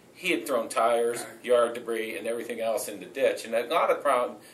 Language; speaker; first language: English; native; English